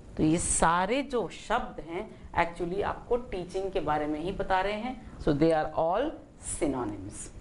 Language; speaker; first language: Hindi; native; Hindi